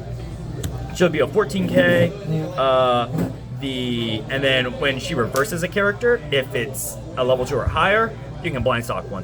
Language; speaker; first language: English; native; English